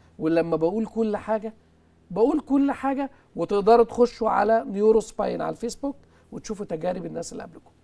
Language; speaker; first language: Arabic; native; Arabic